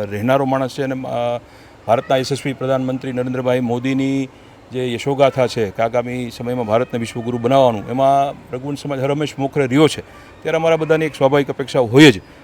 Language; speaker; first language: Gujarati; native; Gujarati